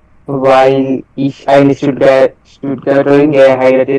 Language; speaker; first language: German; non-native, learner; Bangla